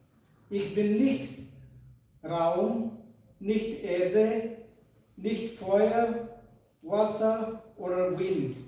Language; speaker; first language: German; non-native, fluent; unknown